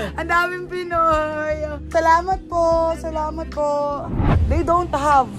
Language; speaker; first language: Filipino; native; Filipino